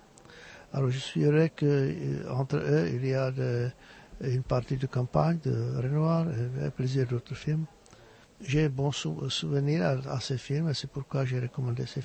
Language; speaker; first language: French; non-native, fluent; Czech